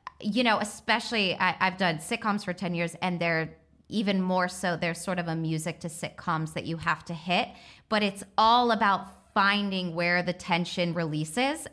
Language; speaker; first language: English; native; English